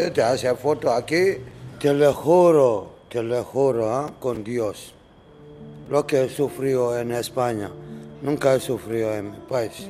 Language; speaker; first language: Spanish; non-native, learner; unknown